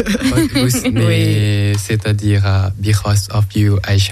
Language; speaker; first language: French; non-native, learner; Thai